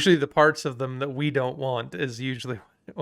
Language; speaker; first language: English; native; English